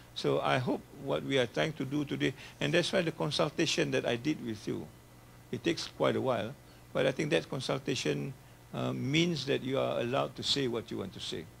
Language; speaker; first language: English; non-native, local second language; Malay